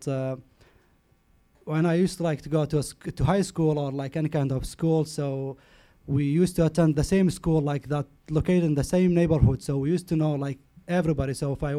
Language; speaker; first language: English; non-native, learner; Arabic